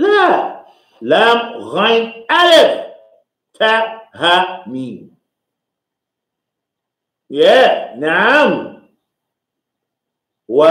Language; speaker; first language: Arabic; non-native, fluent; English